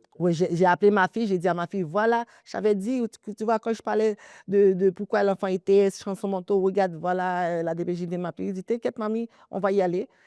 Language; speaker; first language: French; early bilingual, other home language; Haitian Creole